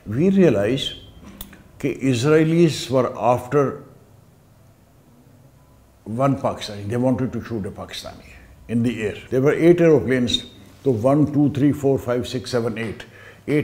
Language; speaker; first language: English; non-native, local second language; Urdu